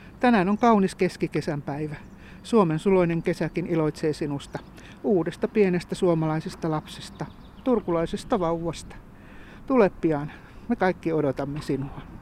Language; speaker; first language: Finnish; native; Finnish